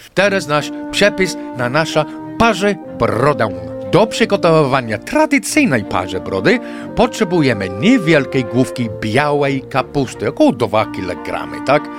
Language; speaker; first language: Polish; non-native, fluent; English